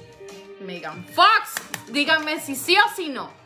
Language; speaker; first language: Spanish; native; Spanish